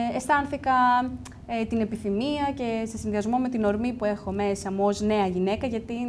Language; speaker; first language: Greek; native; Greek